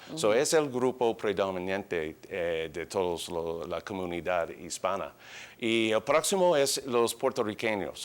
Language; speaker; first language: Spanish; early bilingual, heritage; English